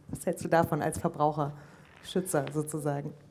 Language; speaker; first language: German; native; German